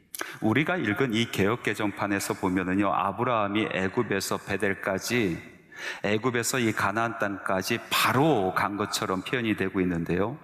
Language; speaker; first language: Korean; native; Korean